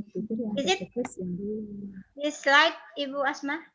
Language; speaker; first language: English; non-native, fluent; Indonesian